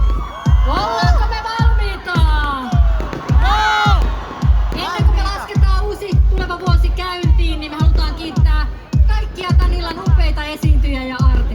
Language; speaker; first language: Finnish; native; Finnish